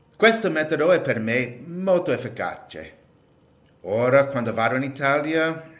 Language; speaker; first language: Italian; non-native, fluent; English